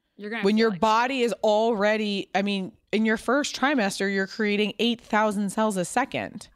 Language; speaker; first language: English; native; English